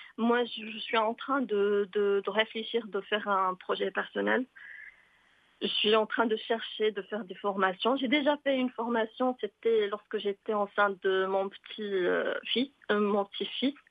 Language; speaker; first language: French; non-native, local second language; Arabic